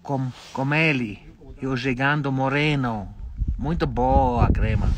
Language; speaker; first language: Portuguese; non-native, learner; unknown